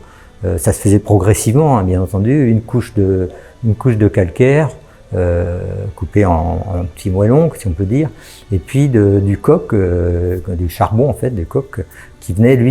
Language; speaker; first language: French; native; French